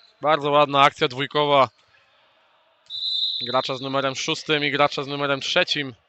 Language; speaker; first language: Polish; native; Polish